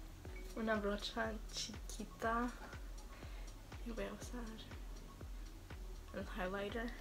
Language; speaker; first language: Spanish; early bilingual, heritage; Spanish